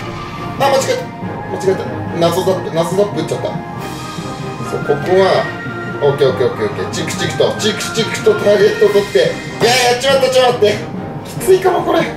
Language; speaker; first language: Japanese; native; Japanese